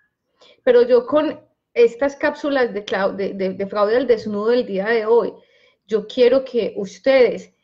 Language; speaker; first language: Spanish; native; Spanish